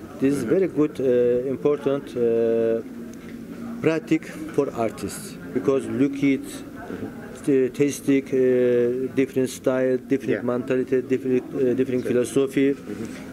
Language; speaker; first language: English; non-native, learner; Turkish